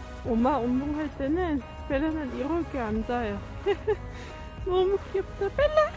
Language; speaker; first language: Korean; non-native, fluent; Dutch